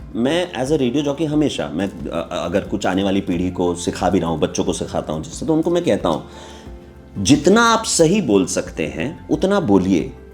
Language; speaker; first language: Hindi; non-native, local second language; Marwari